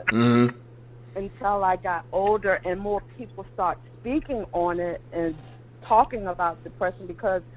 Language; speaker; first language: English; native; English